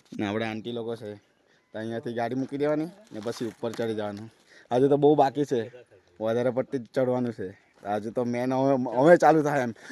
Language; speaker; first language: Gujarati; native; Gujarati